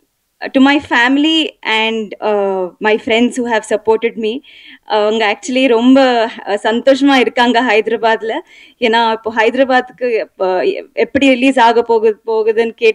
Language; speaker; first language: Tamil; non-native, learner; Telugu